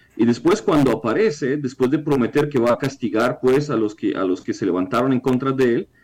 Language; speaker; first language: Spanish; non-native, fluent; Ukrainian